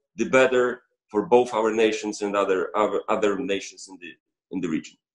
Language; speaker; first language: English; non-native, fluent; Polish